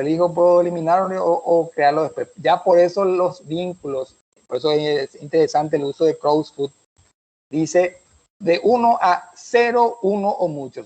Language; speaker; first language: Spanish; native; Spanish